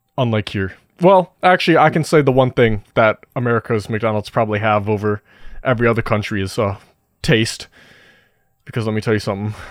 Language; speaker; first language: English; native; English